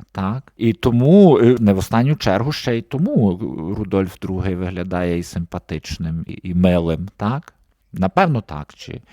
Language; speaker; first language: Ukrainian; native; Ukrainian